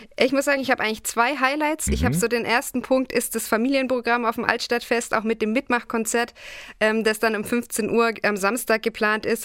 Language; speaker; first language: German; native; German